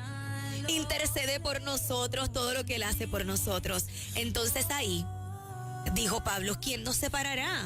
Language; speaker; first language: Spanish; native; Spanish